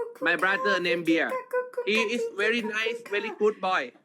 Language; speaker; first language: English; non-native, learner; Thai